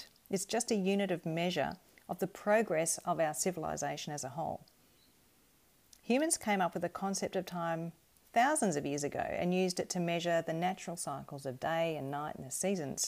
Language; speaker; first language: English; native; English